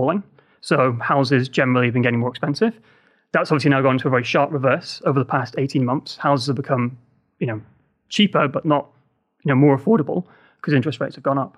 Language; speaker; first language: English; native; English